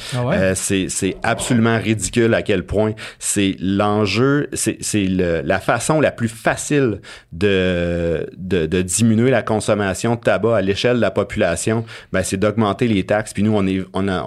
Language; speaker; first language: French; native; French